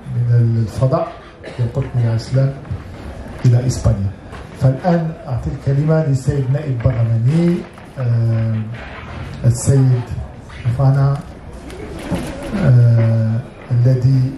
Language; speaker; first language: Arabic; native; Arabic